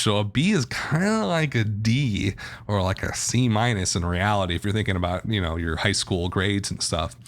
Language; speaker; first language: English; native; English